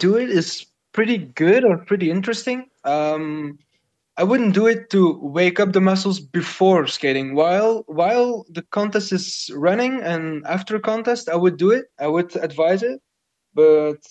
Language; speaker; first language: English; non-native, fluent; Dutch